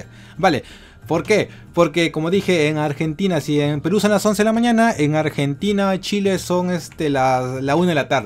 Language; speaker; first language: Spanish; native; Spanish